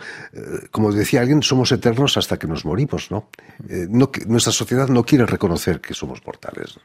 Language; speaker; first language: Spanish; native; Spanish